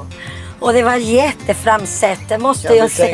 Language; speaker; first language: Swedish; non-native, fluent; Spanish